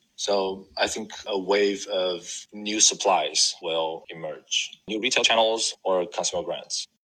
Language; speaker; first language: English; non-native, fluent; Chinese